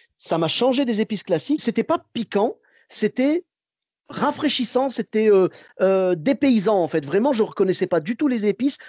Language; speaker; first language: French; early bilingual, other home language; Arabic